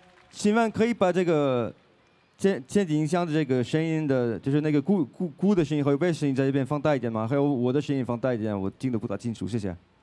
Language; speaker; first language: Chinese; non-native, fluent; French